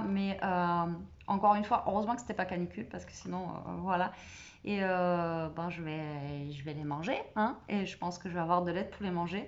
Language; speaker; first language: French; native; French